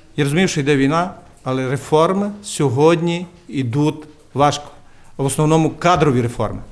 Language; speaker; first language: Ukrainian; native; Ukrainian